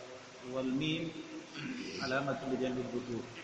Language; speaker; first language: Arabic; non-native, learner; Indonesian